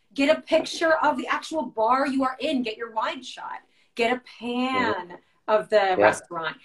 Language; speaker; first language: English; native; English